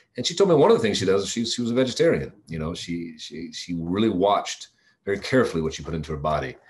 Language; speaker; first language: English; native; English